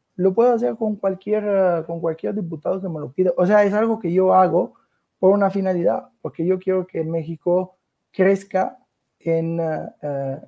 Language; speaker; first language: Spanish; non-native, fluent; Italian